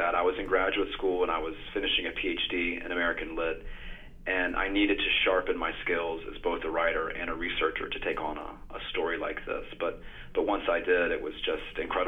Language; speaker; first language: English; native; English